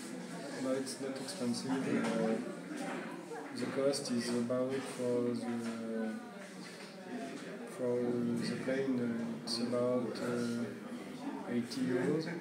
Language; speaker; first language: English; non-native, learner; French